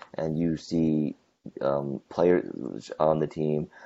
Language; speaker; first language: English; native; English